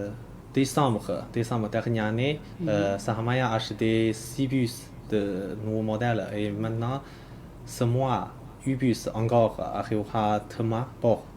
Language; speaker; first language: French; non-native, learner; Chinese